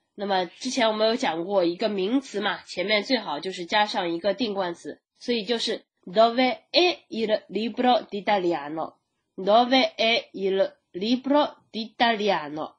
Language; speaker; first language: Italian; non-native, fluent; Chinese